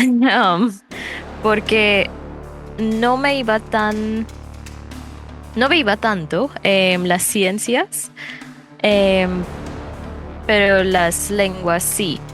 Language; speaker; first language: Spanish; non-native, fluent; English